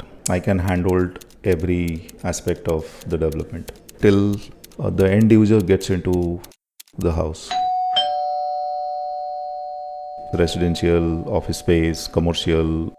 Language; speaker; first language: English; non-native, local second language; Odia